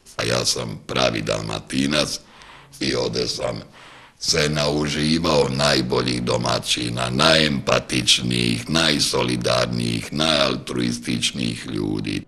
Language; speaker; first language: Croatian; native; Croatian